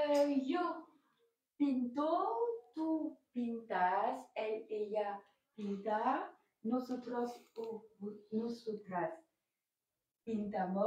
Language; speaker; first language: Spanish; non-native, learner; French